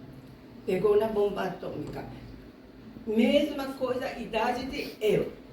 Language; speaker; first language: Portuguese; non-native, learner; Japanese